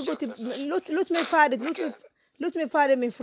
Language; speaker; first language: Swedish; non-native, fluent; Somali